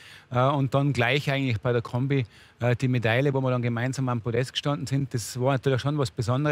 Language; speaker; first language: German; native; German